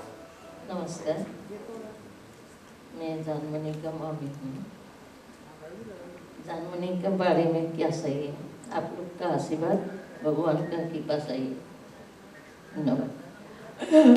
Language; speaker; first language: Hindi; non-native, local second language; Assamese